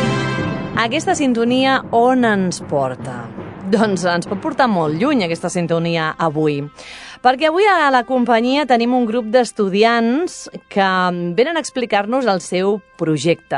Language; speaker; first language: Catalan; native; Catalan